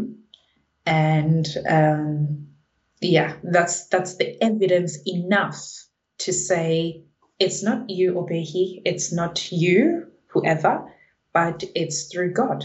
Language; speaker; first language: English; non-native, local second language; Zulu